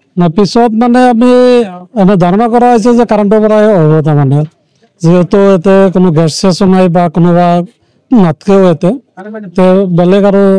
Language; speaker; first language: Assamese; non-native, local second language; Bangla